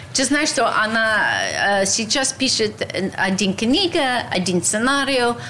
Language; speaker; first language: Russian; non-native, learner; English